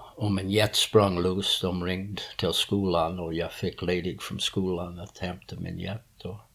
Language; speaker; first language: Swedish; early bilingual, other home language; English